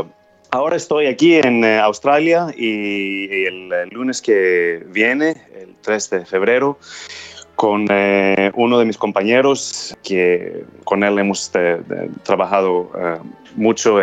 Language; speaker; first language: Spanish; non-native, fluent; Greek